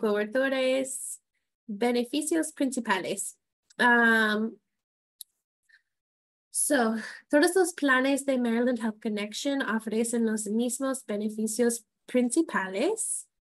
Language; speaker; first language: Spanish; non-native, fluent; English